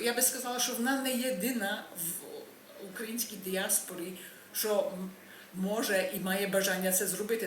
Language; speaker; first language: Ukrainian; early bilingual, heritage; Ukrainian